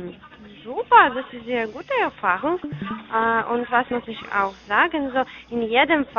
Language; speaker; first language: German; non-native, fluent; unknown